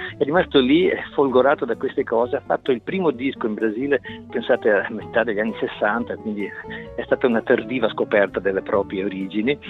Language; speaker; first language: Italian; non-native, fluent; Portuguese